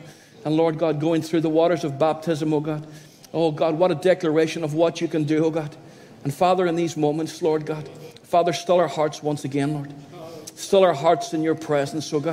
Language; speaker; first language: English; native; English